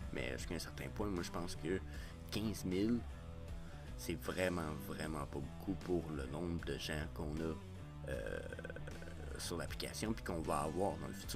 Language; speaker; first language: French; native; French